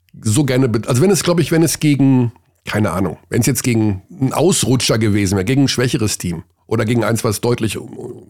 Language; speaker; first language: German; native; German